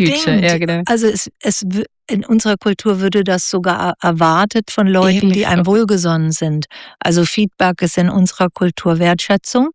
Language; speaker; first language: German; native; German